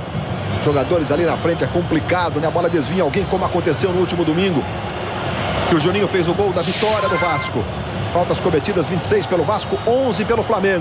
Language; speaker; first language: Portuguese; native; Portuguese